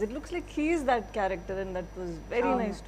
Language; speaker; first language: Telugu; non-native, fluent; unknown